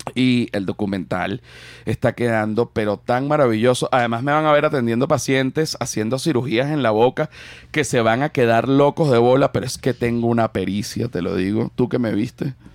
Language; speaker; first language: Spanish; native; Spanish